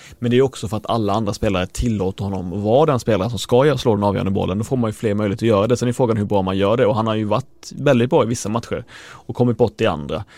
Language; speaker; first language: Swedish; native; Swedish